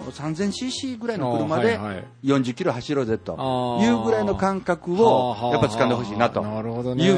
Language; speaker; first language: Japanese; native; Japanese